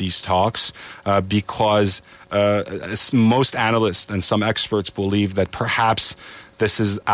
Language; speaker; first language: English; non-native, fluent; Persian